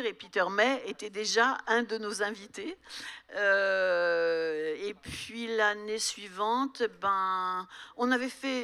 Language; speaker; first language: French; native; French